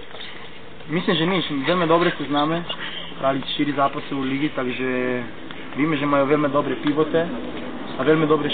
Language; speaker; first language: Slovak; non-native, learner; Croatian